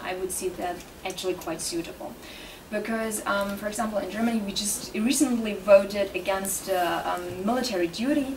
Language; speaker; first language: English; non-native, fluent; German